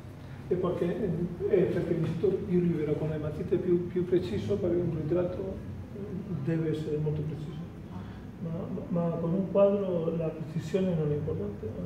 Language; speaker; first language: Italian; non-native, fluent; Spanish